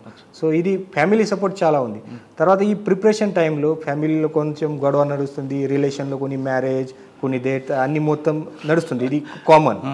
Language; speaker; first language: Telugu; non-native, learner; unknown